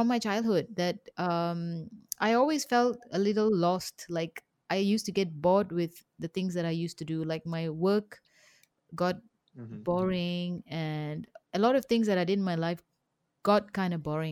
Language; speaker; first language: English; native; English